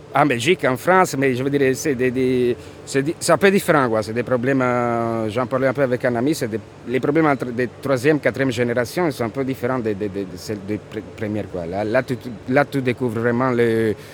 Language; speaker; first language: French; non-native, fluent; Italian